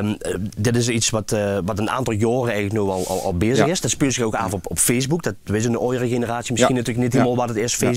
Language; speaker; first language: Dutch; native; Dutch